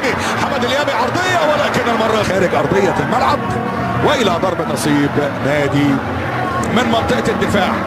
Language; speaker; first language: Arabic; native; Arabic